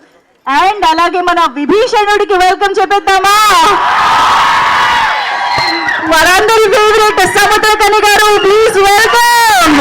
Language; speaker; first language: Telugu; native; Telugu